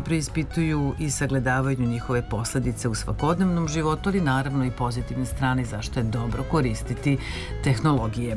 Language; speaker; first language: Serbian; native; Serbian